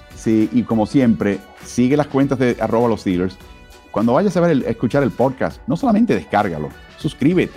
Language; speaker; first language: Spanish; native; Spanish